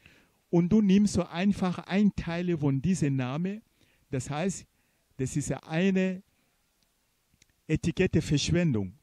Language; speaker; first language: German; non-native, fluent; Portuguese